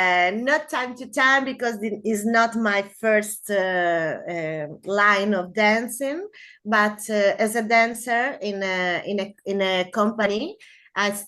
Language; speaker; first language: English; non-native, learner; Spanish